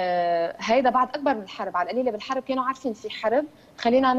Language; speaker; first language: Arabic; native; Arabic